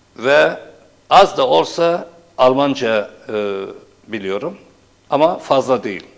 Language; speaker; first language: Turkish; non-native, local second language; Turoyo